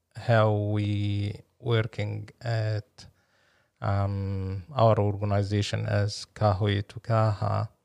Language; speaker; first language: English; non-native, fluent; Arabic